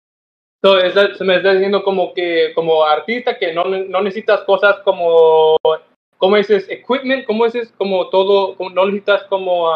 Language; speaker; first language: Spanish; non-native, learner; English